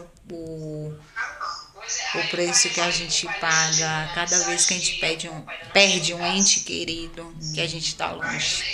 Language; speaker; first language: Portuguese; native; Portuguese